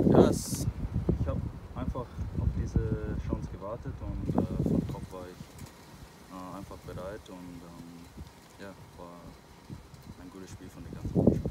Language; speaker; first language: German; non-native, fluent; English